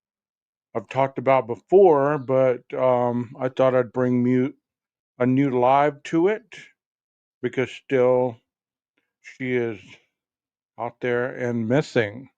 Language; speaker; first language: English; native; English